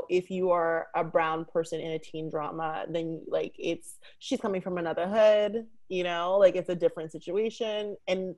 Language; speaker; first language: English; native; English